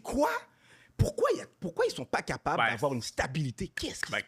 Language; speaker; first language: French; native; French